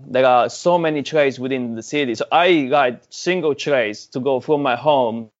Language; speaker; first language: English; non-native, fluent; Italian